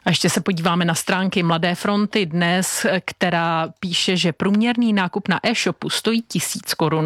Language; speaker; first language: Czech; native; Czech